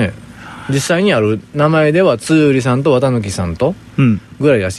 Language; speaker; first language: Japanese; native; Japanese